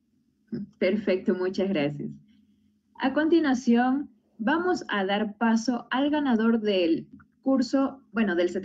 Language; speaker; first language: Spanish; native; Spanish